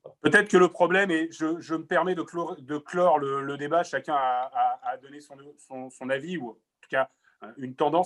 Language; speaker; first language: French; native; French